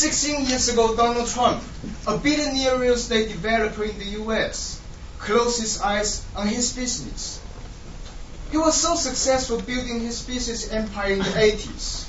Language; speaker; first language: English; non-native, fluent; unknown